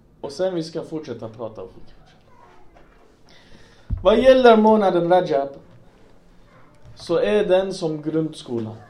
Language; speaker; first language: Swedish; non-native, local second language; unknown